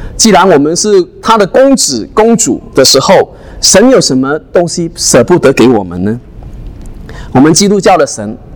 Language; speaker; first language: Chinese; non-native, local second language; Cantonese